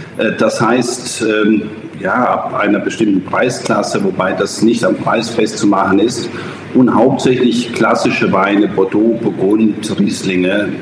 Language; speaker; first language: German; non-native, fluent; Croatian